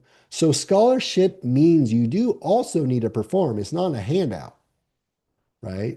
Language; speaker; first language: English; native; English